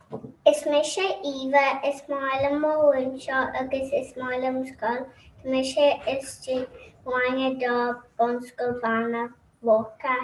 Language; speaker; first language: Irish; non-native, local second language; English